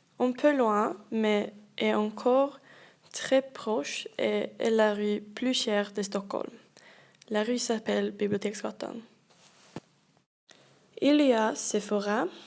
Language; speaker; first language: French; non-native, learner; Swedish